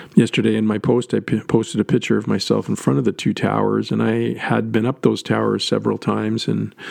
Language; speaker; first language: English; native; English